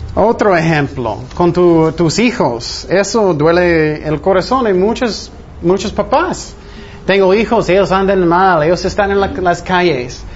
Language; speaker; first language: Spanish; non-native, fluent; English